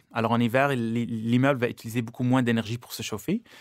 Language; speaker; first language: French; non-native, local second language; Arabic